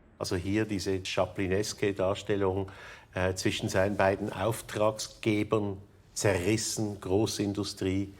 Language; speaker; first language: German; native; German